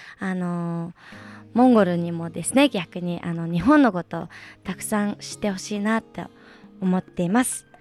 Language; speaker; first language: Japanese; non-native, fluent; Mongolian